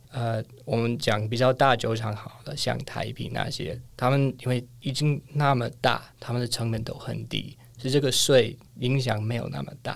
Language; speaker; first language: Chinese; non-native, fluent; English